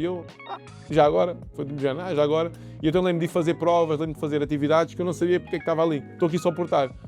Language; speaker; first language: Portuguese; early bilingual, other home language; Kabuverdianu